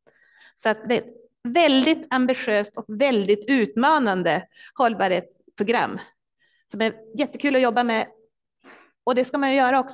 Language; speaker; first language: Swedish; native; Swedish